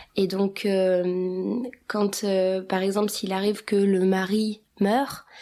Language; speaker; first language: French; early bilingual, other home language; Albanian